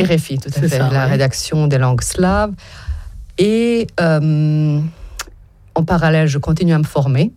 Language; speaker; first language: French; non-native, fluent; Serbian